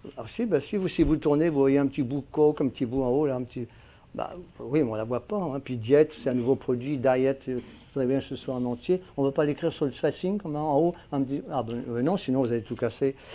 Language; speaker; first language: French; native; French